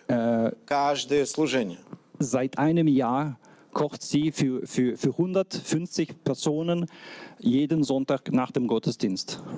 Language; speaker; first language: German; non-native, fluent; Russian